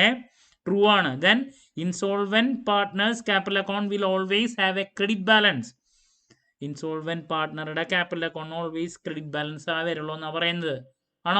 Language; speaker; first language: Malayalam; native; Malayalam